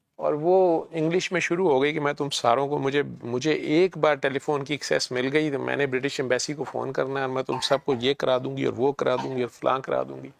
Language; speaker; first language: Urdu; native; Urdu